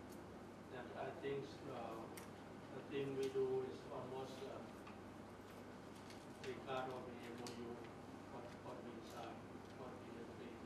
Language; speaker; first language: English; non-native, learner; Thai